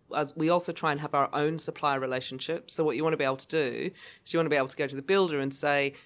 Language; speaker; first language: English; native; English